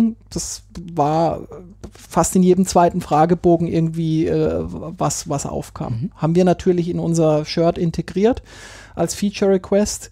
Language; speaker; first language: German; native; German